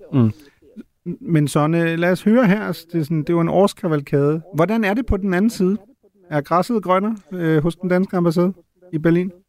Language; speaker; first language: Danish; native; Danish